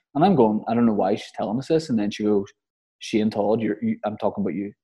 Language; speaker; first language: English; native; English